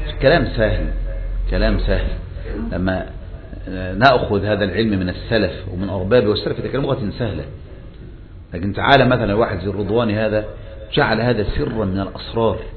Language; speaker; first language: Arabic; native; Arabic